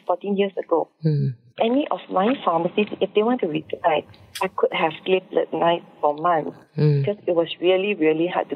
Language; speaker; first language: English; non-native, local second language; Min Nan Chinese